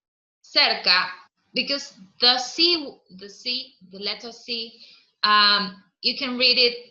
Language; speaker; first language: English; non-native, fluent; Spanish